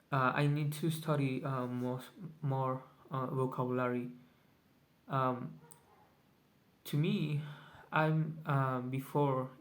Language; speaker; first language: English; non-native, learner; Spanish